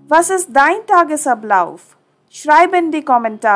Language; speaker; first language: German; non-native, fluent; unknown